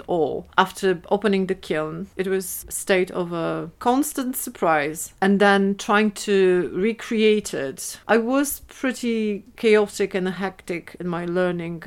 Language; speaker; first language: English; non-native, fluent; Polish